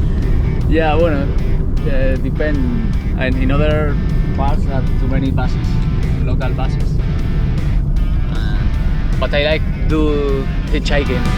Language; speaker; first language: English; non-native, learner; Spanish